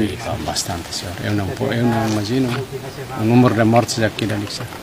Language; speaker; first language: Portuguese; non-native, local second language; Tetum